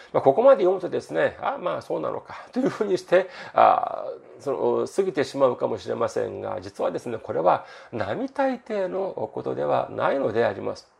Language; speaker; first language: Japanese; non-native, fluent; Korean